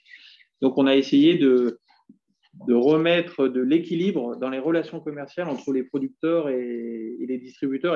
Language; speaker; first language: French; native; French